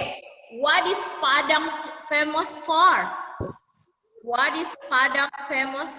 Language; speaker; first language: English; non-native, learner; Indonesian